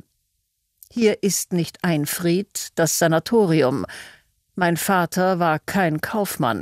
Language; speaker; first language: German; native; German